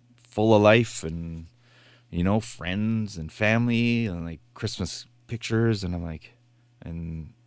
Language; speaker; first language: English; native; English